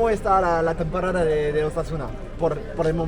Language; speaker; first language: Spanish; non-native, learner; French